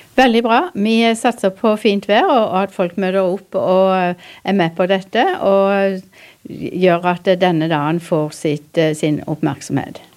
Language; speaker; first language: Norwegian; native; Norwegian